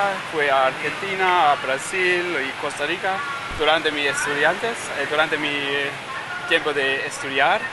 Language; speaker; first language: Spanish; non-native, learner; German